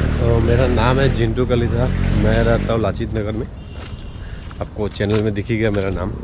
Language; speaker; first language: Hindi; non-native, local second language; Assamese